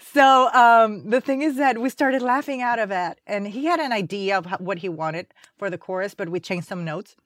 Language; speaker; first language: English; non-native, fluent; Spanish